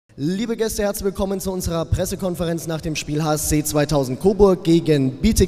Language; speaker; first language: German; native; German